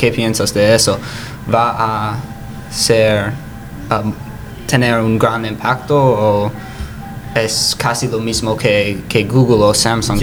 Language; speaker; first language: Spanish; non-native, fluent; English